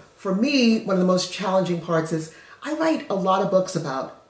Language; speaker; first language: English; native; English